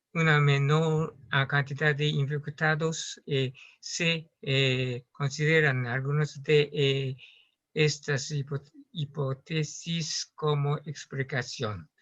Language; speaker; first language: Spanish; non-native, learner; Japanese